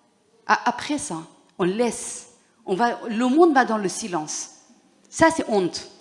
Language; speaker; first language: French; non-native, learner; Persian